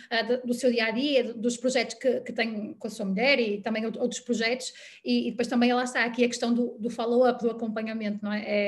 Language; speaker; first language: Portuguese; native; Portuguese